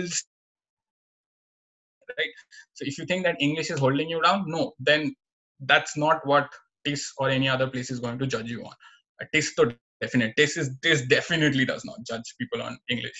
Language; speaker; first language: English; non-native, local second language; Bangla